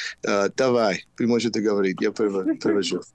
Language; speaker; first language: Russian; non-native, fluent; English